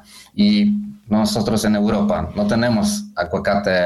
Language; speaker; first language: Spanish; non-native, fluent; Polish